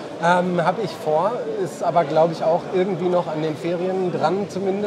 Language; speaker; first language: German; native; German